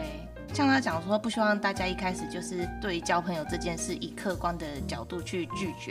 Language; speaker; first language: Chinese; native; Chinese